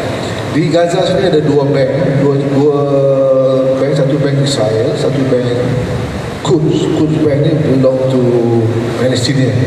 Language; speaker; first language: Malay; native; Malay